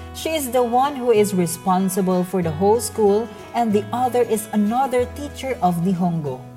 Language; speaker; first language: English; non-native, local second language; Cebuano